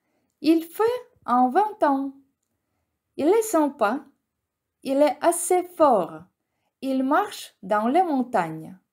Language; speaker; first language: French; non-native, fluent; Ukrainian